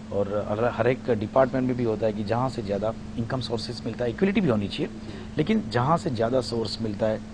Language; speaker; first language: Hindi; non-native, local second language; Gujarati